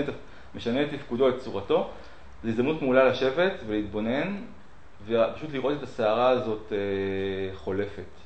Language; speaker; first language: Hebrew; native; Hebrew